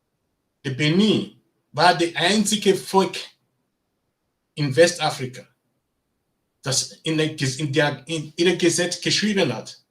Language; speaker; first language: German; non-native, learner; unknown